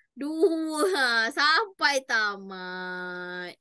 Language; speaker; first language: Malay; native; Malay